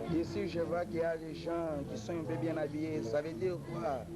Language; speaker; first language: French; non-native, local second language; Swahili